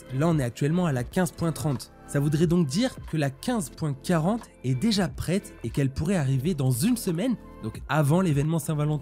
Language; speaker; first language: French; native; French